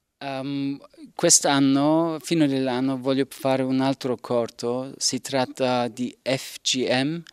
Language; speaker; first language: Italian; non-native, learner; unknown